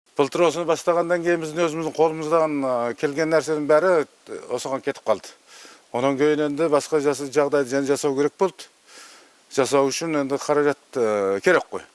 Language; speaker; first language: Kazakh; early bilingual, heritage; Kazakh